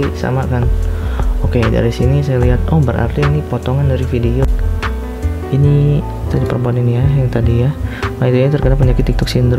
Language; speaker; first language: Indonesian; native; Indonesian